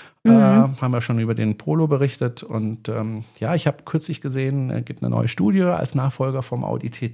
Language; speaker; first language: German; native; German